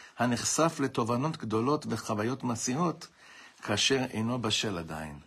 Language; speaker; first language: English; native; English